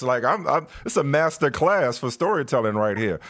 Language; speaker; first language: English; native; English